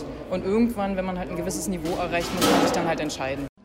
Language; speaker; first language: German; native; German